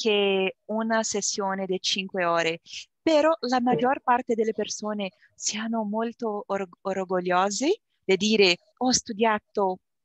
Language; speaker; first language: Italian; non-native, learner; Portuguese